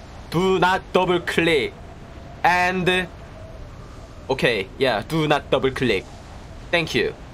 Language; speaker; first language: English; non-native, learner; Korean